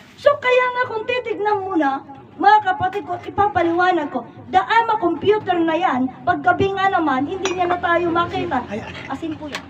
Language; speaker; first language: Filipino; non-native, local second language; Iloko